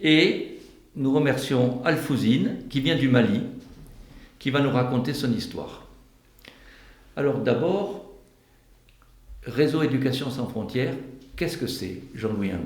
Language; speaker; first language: French; native; French